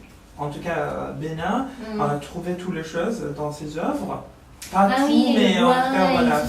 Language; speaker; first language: French; non-native, learner; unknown